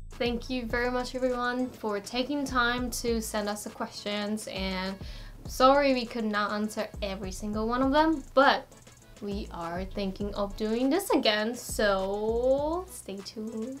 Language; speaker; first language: English; non-native, fluent; Japanese